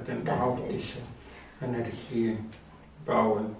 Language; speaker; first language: German; non-native, learner; Spanish